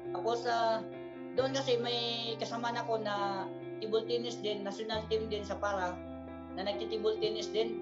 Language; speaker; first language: Filipino; non-native, local second language; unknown